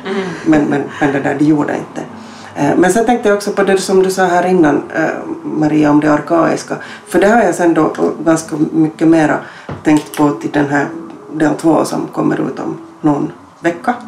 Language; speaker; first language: Swedish; native; Swedish